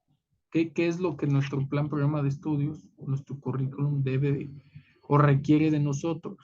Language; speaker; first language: Spanish; native; Spanish